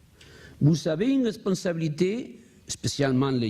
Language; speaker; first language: French; non-native, learner; Spanish